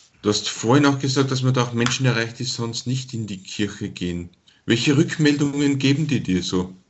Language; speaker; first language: German; native; German